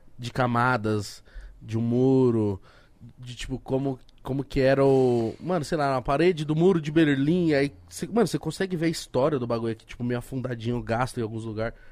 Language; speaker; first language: Portuguese; native; Portuguese